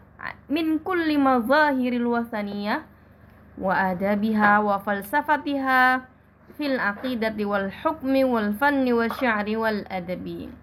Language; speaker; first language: Arabic; non-native, fluent; Indonesian